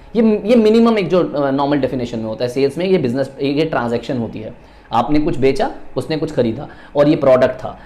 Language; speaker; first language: Hindi; native; Hindi